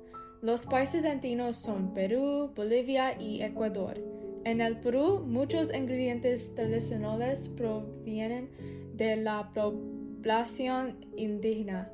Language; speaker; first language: Spanish; non-native, learner; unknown